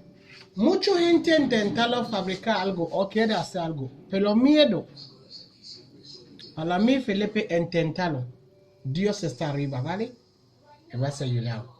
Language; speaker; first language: Spanish; non-native, learner; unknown